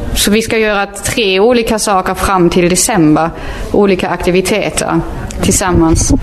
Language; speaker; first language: Swedish; native; Swedish